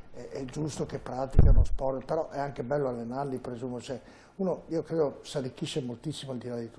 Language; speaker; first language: Italian; native; Italian